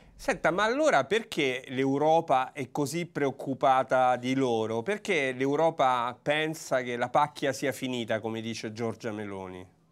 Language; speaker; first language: Italian; native; Italian